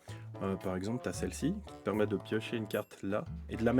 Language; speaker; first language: French; native; French